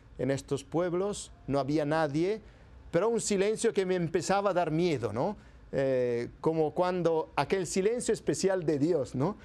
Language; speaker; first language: Spanish; non-native, fluent; Italian